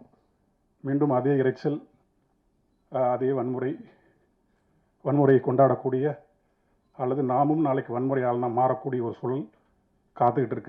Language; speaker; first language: Tamil; native; Tamil